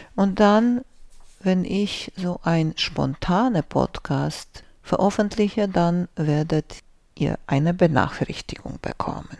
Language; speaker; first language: German; non-native, fluent; Romanian